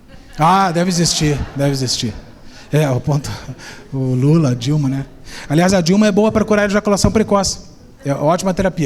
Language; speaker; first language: Portuguese; native; Portuguese